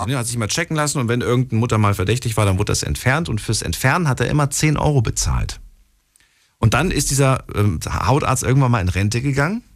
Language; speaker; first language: German; native; German